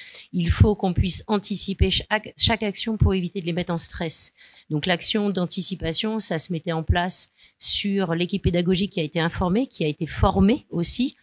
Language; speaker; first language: French; native; French